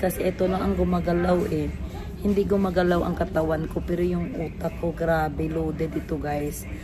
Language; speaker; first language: Filipino; non-native, local second language; Cebuano